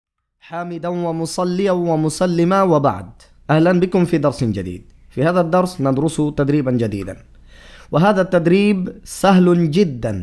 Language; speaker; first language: Arabic; non-native, fluent; Bangla